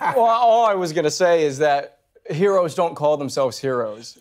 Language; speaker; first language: English; native; English